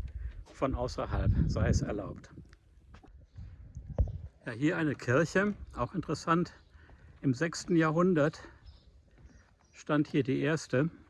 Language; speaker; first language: German; native; German